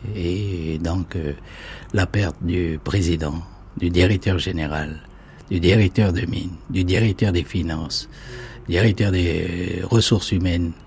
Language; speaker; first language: French; native; French